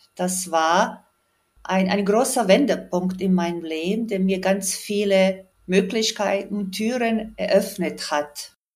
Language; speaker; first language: German; non-native, fluent; Croatian